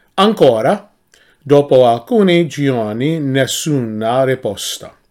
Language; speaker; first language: Italian; non-native, learner; English